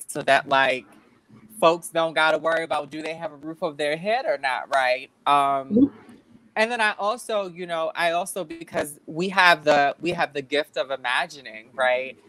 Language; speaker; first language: English; native; English